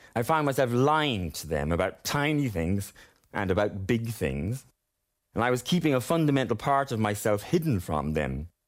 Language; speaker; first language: English; native; English